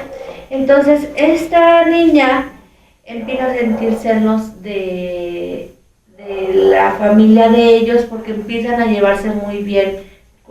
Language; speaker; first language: Spanish; native; Spanish